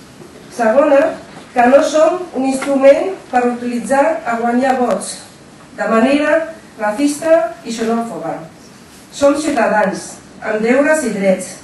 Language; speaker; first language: Catalan; non-native, fluent; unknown